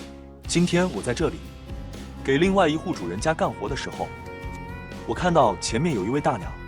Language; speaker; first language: Chinese; native; Chinese